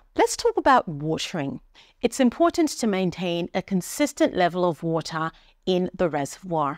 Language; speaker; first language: English; native; English